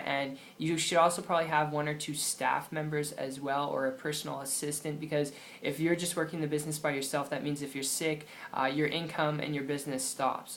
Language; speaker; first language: English; native; English